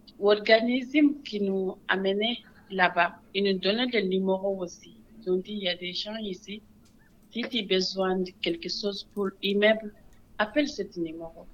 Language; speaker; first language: French; non-native, local second language; Wolof